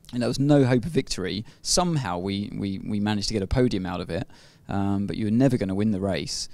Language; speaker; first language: English; native; English